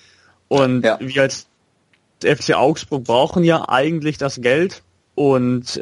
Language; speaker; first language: German; native; German